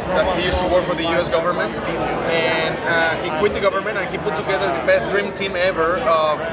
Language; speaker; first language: English; non-native, fluent; Portuguese